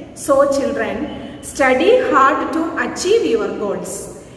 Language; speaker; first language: English; non-native, local second language; Malayalam